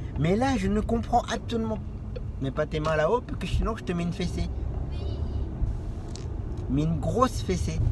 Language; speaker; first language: French; native; French